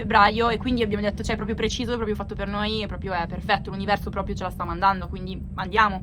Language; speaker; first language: Italian; native; Italian